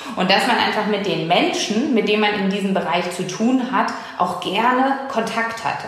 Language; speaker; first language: German; native; German